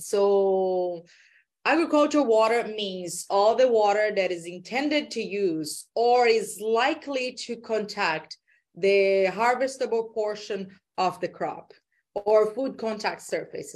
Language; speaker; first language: English; non-native, fluent; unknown